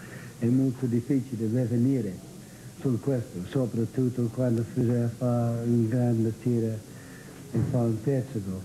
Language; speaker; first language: Italian; non-native, fluent; English